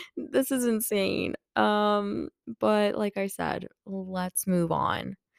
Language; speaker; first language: English; non-native, fluent; Swedish